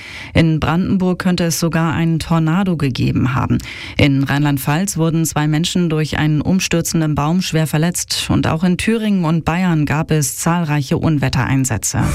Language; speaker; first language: German; native; German